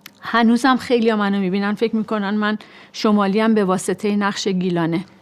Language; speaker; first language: Persian; native; Persian